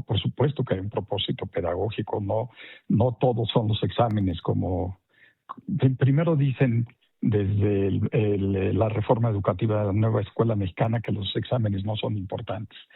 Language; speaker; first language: Spanish; native; Spanish